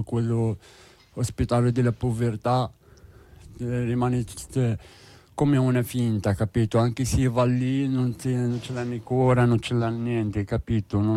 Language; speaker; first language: Italian; non-native, learner; Arabic